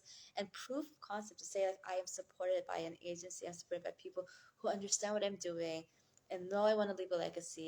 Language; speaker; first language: English; native; English